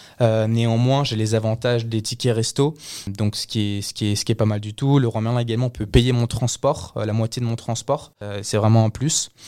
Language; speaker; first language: French; early bilingual, other home language; Spanish